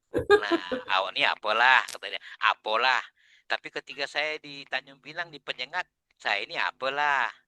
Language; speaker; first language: Indonesian; non-native, local second language; Batak Toba